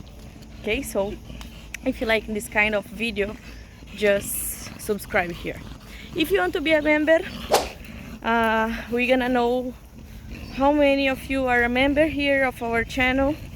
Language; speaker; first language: English; non-native, learner; Portuguese